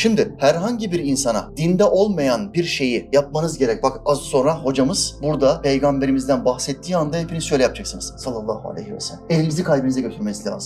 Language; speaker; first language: Turkish; native; Turkish